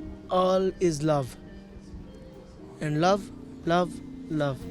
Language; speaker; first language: English; non-native, learner; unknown